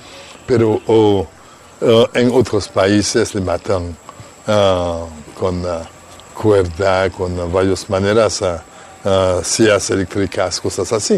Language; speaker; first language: Spanish; non-native, fluent; Haitian Creole